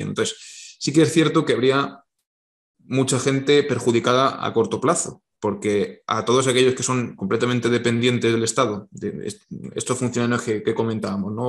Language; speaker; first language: Spanish; native; Spanish